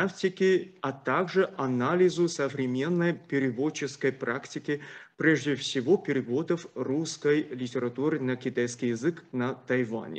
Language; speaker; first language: Russian; non-native, fluent; Chinese